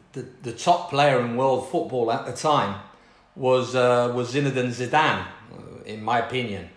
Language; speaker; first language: English; native; English